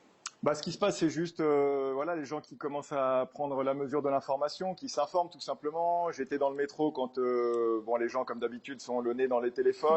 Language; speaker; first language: French; native; French